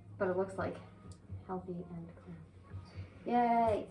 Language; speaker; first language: English; native; English